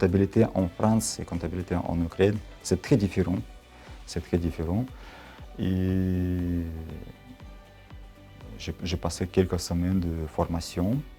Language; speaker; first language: French; non-native, learner; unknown